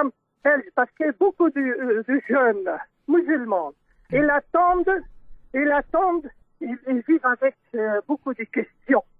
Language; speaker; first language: French; non-native, local second language; Dutch